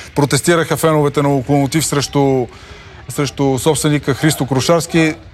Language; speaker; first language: Bulgarian; native; Bulgarian